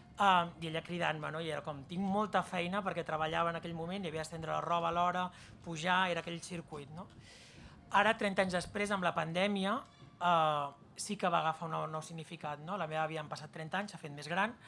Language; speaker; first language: Catalan; native; Catalan